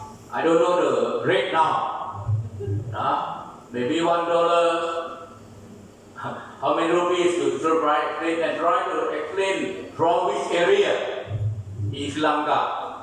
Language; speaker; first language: English; non-native, learner; Thai